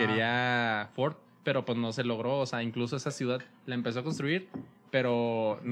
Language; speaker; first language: Spanish; native; Spanish